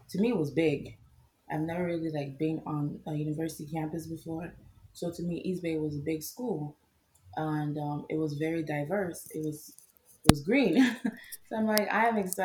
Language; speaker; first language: English; non-native, local second language; Igbo